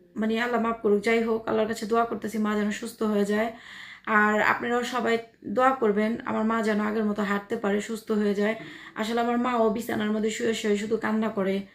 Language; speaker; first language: Bangla; native; Bangla